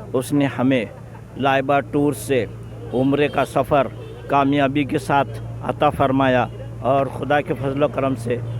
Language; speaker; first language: Urdu; native; Urdu